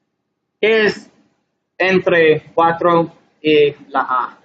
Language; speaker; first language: Spanish; non-native, learner; English